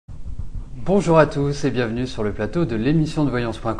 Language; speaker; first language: French; native; French